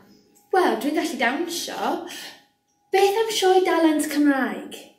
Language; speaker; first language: Welsh; non-native, local second language; English